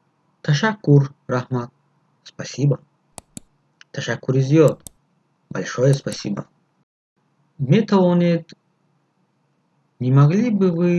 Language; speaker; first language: Russian; non-native, fluent; Tajik